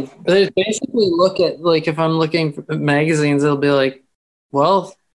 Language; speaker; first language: English; native; English